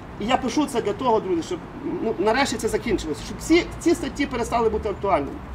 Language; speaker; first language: Ukrainian; native; Ukrainian